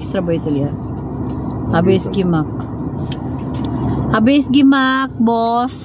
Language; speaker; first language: German; non-native, learner; Cebuano